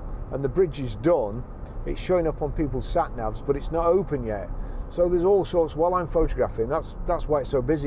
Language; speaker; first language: English; native; English